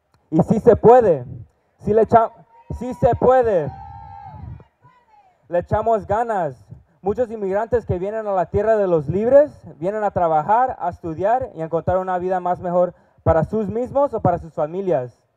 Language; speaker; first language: Spanish; early bilingual, heritage; Spanish